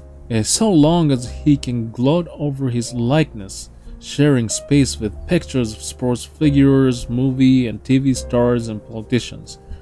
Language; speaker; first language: English; non-native, fluent; Japanese